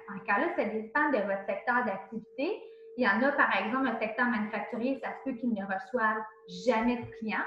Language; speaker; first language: French; native; French